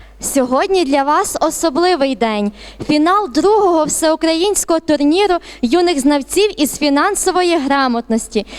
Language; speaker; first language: Ukrainian; native; Ukrainian